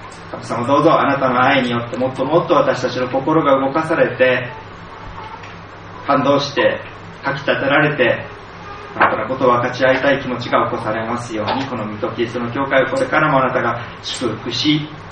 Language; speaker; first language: Japanese; native; Japanese